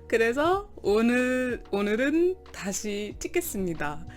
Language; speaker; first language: Korean; non-native, learner; English